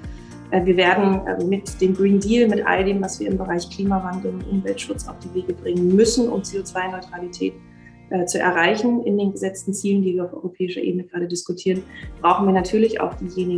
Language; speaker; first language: German; native; German